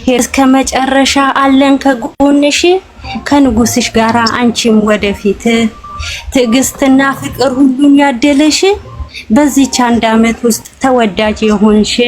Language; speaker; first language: Amharic; non-native, local second language; Oromo